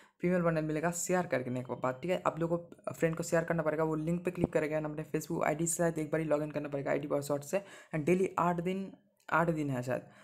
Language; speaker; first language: Hindi; non-native, local second language; Bangla